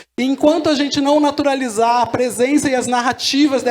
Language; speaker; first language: Portuguese; native; Portuguese